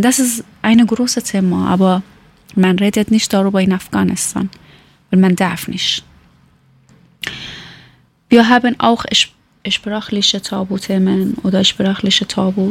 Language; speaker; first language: German; non-native, learner; Persian